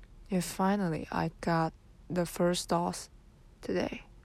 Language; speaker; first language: English; non-native, learner; Chinese